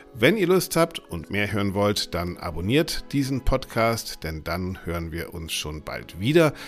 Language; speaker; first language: German; native; German